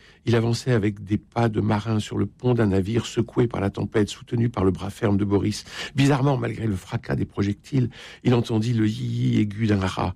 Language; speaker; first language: French; native; French